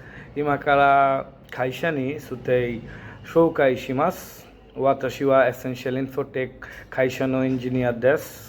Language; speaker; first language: Japanese; non-native, learner; Bangla